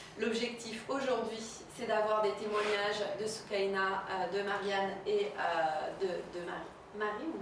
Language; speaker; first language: French; native; French